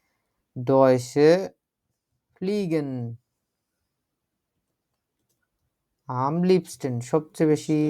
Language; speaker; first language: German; non-native, learner; Bangla